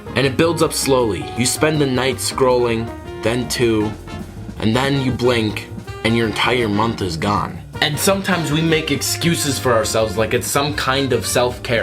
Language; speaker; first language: English; native; English